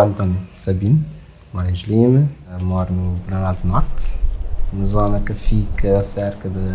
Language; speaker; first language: Portuguese; non-native, local second language; Kabuverdianu